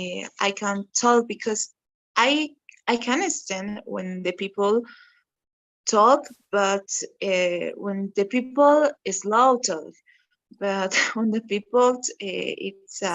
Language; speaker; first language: English; non-native, learner; Spanish